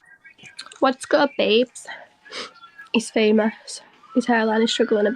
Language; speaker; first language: English; native; English